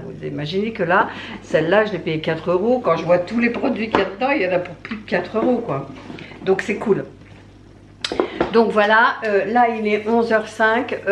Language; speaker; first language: French; native; French